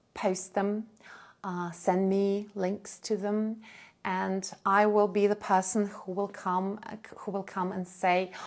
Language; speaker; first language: English; non-native, fluent; Russian